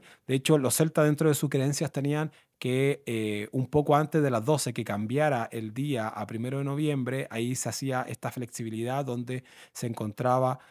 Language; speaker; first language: Spanish; native; Spanish